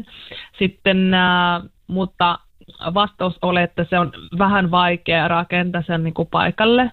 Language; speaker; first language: Finnish; non-native, fluent; Russian